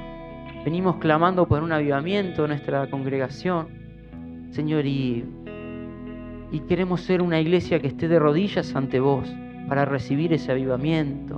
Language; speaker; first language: Spanish; native; Spanish